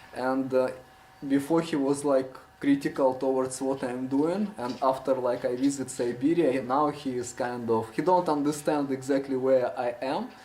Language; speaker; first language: English; non-native, learner; Russian